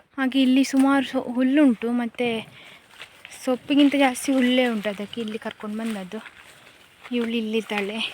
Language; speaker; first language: Kannada; non-native, local second language; Konkani